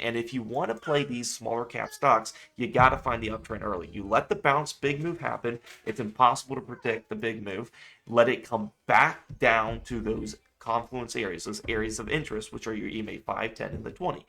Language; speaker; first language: English; native; English